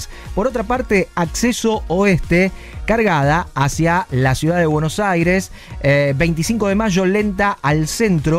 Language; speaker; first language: Spanish; native; Spanish